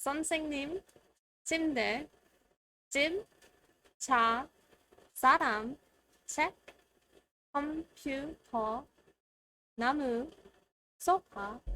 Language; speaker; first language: Korean; non-native, learner; English